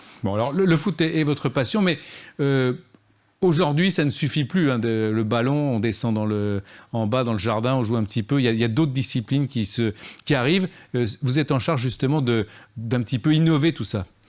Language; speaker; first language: French; native; French